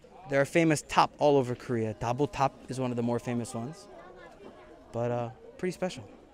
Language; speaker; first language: English; native; English